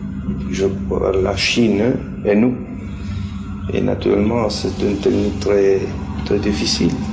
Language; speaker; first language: French; non-native, fluent; Spanish